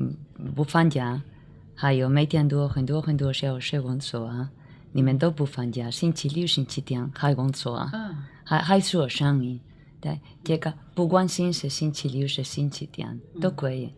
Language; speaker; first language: Chinese; non-native, learner; Spanish